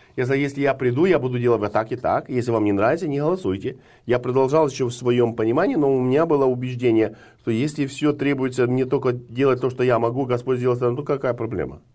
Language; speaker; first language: Russian; non-native, local second language; Ukrainian